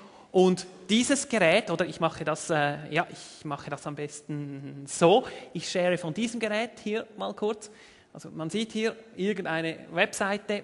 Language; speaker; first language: German; native; German